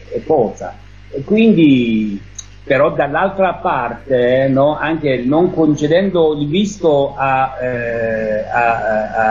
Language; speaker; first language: Italian; non-native, fluent; Persian